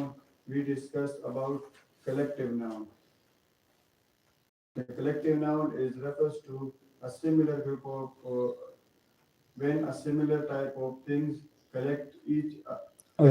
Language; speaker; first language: English; non-native, learner; Pashto